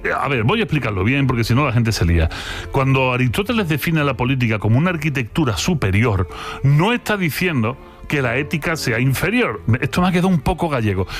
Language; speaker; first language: Spanish; native; Spanish